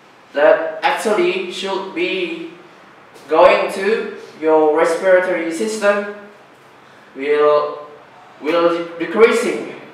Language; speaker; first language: English; non-native, learner; Indonesian